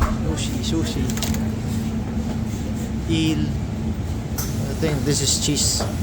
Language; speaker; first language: English; non-native, learner; Filipino